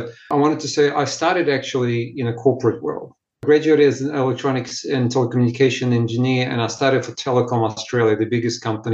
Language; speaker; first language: English; non-native, fluent; Ukrainian